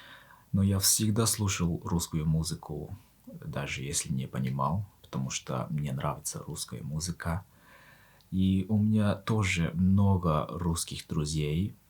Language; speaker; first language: Russian; non-native, fluent; Mongolian